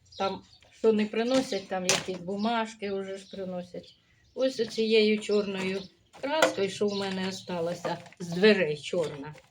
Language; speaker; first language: Ukrainian; native; Ukrainian